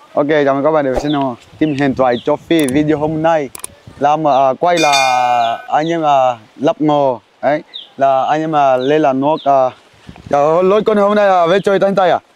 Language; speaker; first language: Vietnamese; non-native, learner; Portuguese